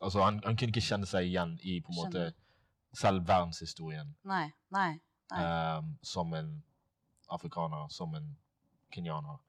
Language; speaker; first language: Norwegian; non-native, fluent; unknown